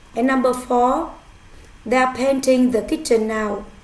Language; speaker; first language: English; non-native, fluent; Vietnamese